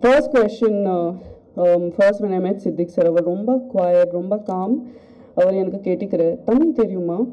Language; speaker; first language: Tamil; non-native, learner; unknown